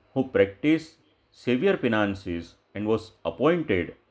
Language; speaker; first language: English; non-native, local second language; Gujarati